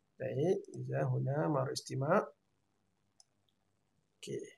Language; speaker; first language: Arabic; non-native, fluent; Malay